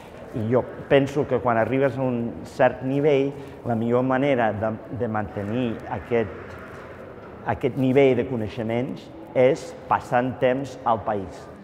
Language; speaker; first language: Catalan; non-native, fluent; English